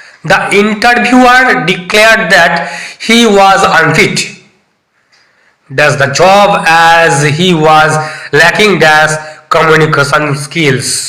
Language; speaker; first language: English; non-native, local second language; Bangla